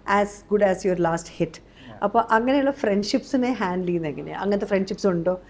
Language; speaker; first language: Malayalam; native; Malayalam